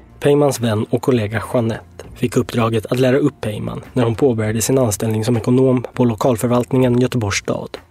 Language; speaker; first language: Swedish; native; Swedish